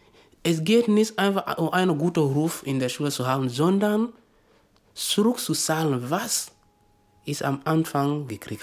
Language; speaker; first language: German; non-native, fluent; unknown